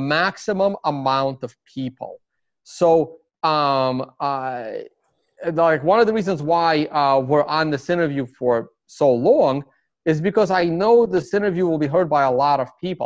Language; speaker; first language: English; early bilingual, other home language; Russian